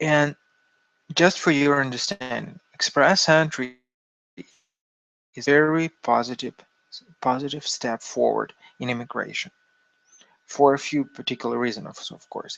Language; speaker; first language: English; non-native, fluent; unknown